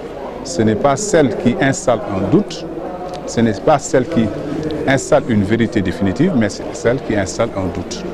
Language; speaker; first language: French; non-native, local second language; Wolof